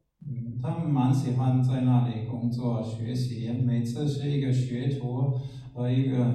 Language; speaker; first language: Chinese; non-native, fluent; German